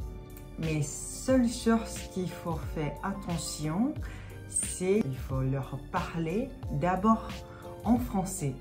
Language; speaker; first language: French; non-native, fluent; Japanese